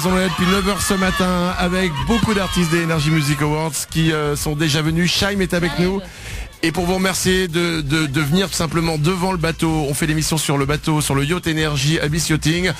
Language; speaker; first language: French; native; French